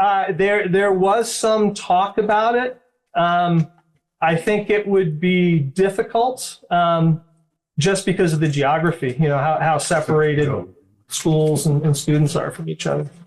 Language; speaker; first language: English; native; English